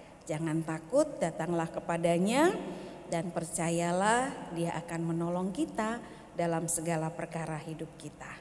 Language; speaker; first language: Indonesian; native; Indonesian